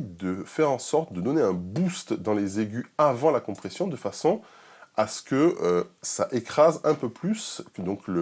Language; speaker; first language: French; native; French